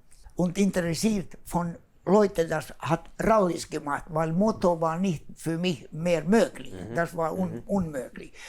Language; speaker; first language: German; non-native, fluent; Finnish